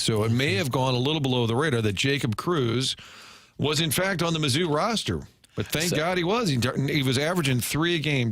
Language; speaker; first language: English; native; English